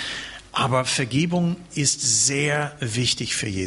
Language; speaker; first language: German; non-native, fluent; English